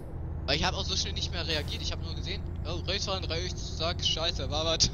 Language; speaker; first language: German; native; German